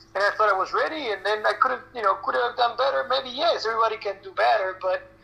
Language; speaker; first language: English; non-native, fluent; Spanish